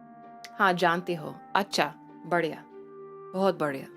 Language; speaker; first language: Hindi; non-native, learner; English